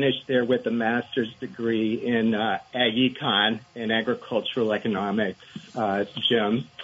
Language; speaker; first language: English; native; English